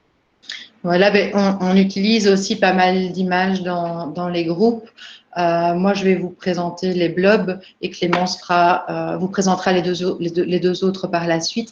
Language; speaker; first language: French; native; French